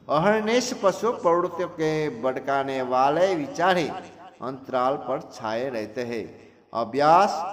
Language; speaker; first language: Hindi; non-native, local second language; Gujarati